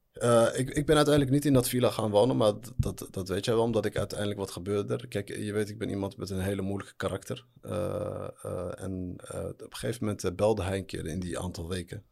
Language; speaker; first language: Dutch; early bilingual, other home language; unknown